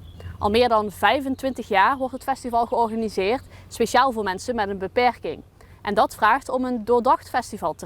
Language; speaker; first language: Dutch; native; Dutch